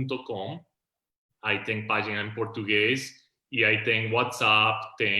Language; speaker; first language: Portuguese; non-native, fluent; Spanish